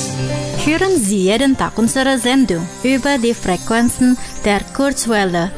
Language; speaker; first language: German; non-native, fluent; Indonesian